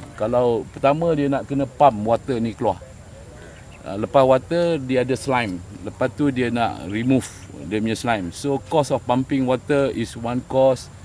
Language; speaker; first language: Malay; native; Malay